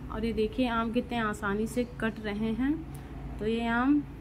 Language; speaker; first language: Hindi; native; Hindi